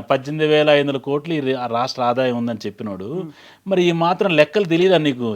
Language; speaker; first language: Telugu; native; Telugu